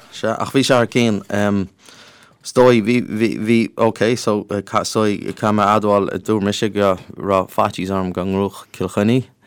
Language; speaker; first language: Irish; native; Irish